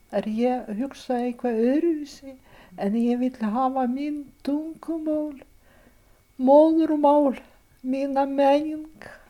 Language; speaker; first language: Icelandic; non-native, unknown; Ukrainian